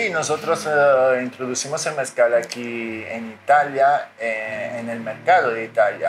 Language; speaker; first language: Spanish; non-native, fluent; Italian